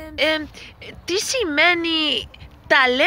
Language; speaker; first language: Greek; non-native, learner; Spanish